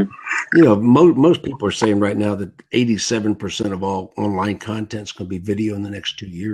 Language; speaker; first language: English; native; English